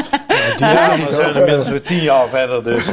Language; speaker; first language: Dutch; native; Dutch